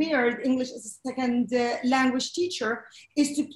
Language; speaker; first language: English; non-native, fluent; Arabic